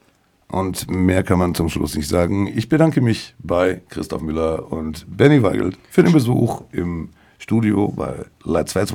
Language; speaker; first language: German; native; German